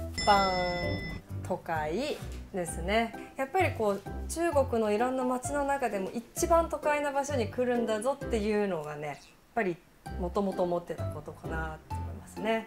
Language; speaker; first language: Japanese; native; Japanese